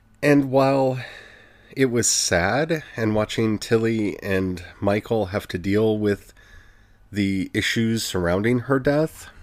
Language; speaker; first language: English; native; English